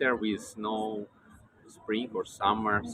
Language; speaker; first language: English; non-native, learner; Russian